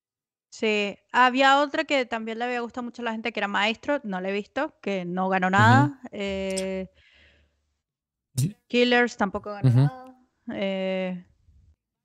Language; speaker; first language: Spanish; native; Spanish